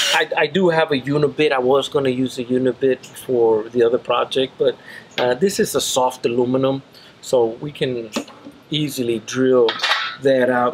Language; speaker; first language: English; native; English